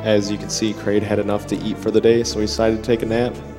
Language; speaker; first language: English; native; English